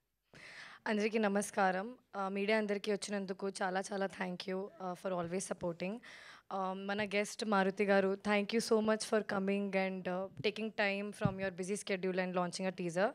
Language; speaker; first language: Telugu; non-native, learner; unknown